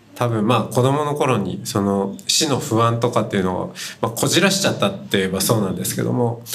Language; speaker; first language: Japanese; native; Japanese